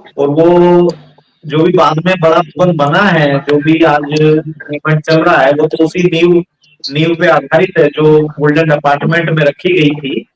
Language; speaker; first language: Hindi; native; Hindi